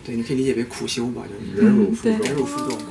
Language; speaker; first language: Chinese; native; Chinese